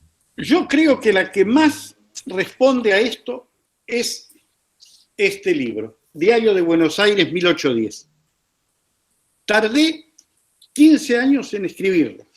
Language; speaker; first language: Spanish; native; Spanish